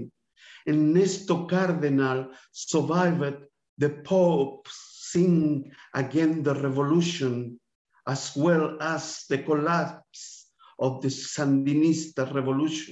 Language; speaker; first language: English; non-native, fluent; Spanish